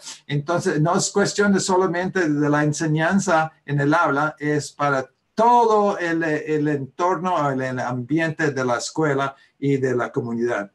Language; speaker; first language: Spanish; early bilingual, heritage; Spanish